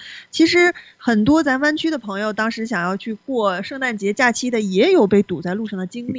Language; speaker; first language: Chinese; native; Chinese